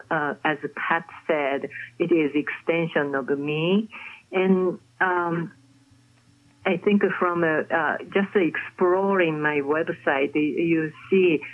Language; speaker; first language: English; non-native, fluent; Japanese